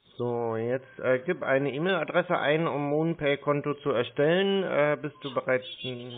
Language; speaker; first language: German; native; German